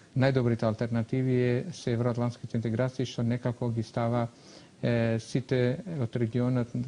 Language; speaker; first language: Macedonian; non-native, local second language; Albanian